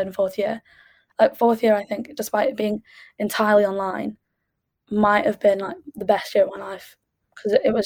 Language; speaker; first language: English; native; English